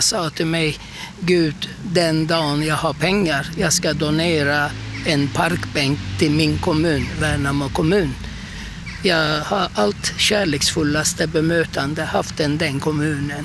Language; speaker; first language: Swedish; non-native, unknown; Turkish